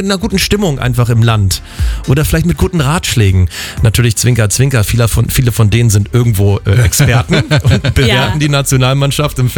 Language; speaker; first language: German; native; German